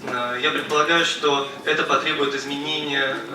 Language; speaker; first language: Russian; native; Russian